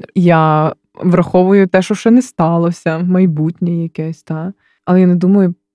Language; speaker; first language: Ukrainian; native; Ukrainian